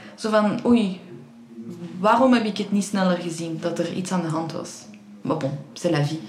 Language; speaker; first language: Dutch; early bilingual, other home language; Persian